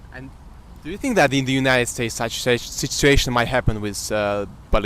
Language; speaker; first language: English; non-native, fluent; Russian